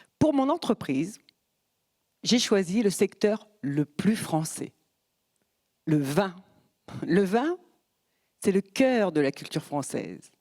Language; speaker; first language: French; early bilingual, other home language; Portuguese